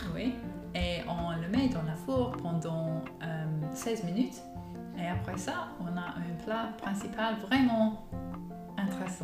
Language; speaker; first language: French; non-native, fluent; English